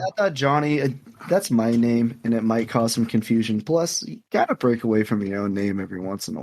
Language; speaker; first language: English; native; English